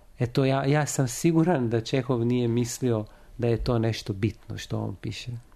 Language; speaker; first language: Serbian; non-native, fluent; Italian